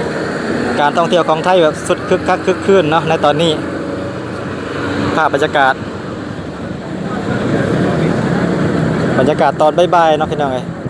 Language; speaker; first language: Thai; non-native, local second language; Northeastern Thai